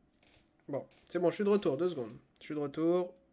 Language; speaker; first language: French; native; French